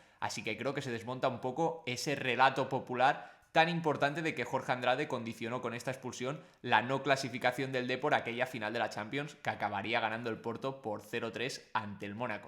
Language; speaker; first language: Spanish; native; Spanish